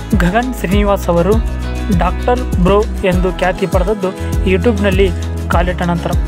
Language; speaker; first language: Kannada; native; Kannada